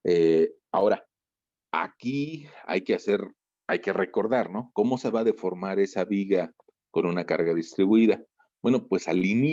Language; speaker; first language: Spanish; native; Spanish